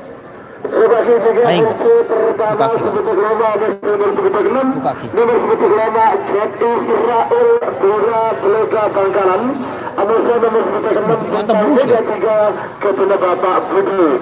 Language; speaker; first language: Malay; non-native, local second language; Madurese